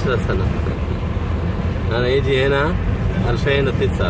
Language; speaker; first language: Arabic; non-native, learner; Urdu